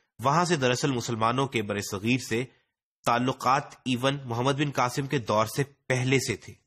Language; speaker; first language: Urdu; native; Urdu